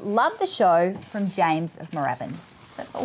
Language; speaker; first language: English; native; English